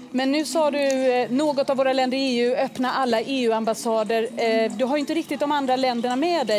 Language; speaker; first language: Swedish; native; Swedish